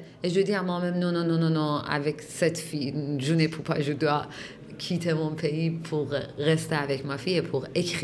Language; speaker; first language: French; non-native, fluent; Persian